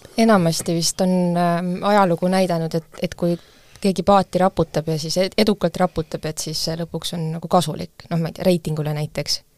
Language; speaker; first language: Estonian; native; Estonian